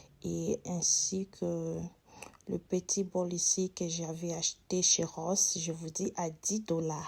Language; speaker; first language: French; non-native, local second language; Lingala